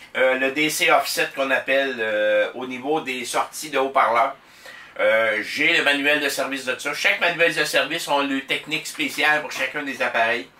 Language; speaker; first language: French; native; French